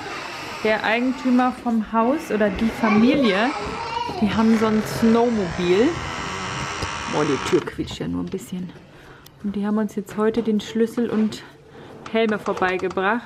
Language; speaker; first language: German; native; German